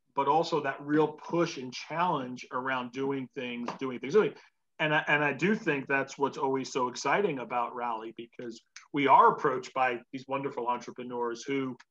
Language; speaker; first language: English; native; English